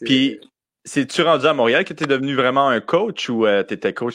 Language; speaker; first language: French; native; French